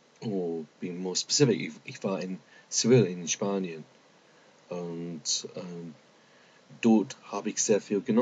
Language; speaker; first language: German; non-native, fluent; English